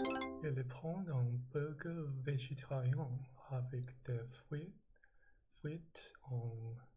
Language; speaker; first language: French; non-native, learner; English